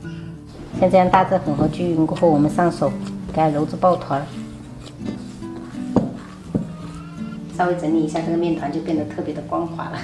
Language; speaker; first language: Chinese; native; Chinese